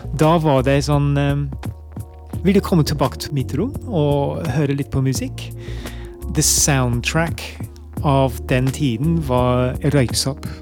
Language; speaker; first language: Norwegian; non-native, fluent; English